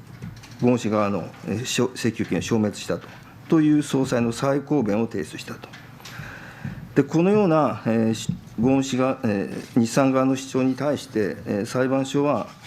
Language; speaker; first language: Japanese; native; Japanese